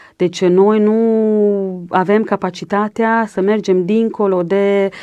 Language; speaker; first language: Romanian; native; Romanian